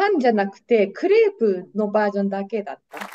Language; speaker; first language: Japanese; native; Japanese